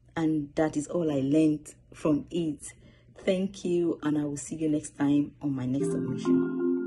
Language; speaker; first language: English; non-native, local second language; Yoruba